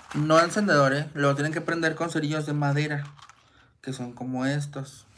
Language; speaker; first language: Spanish; native; Spanish